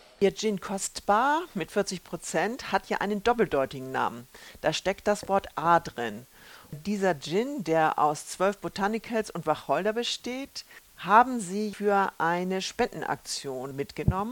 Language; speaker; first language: German; native; German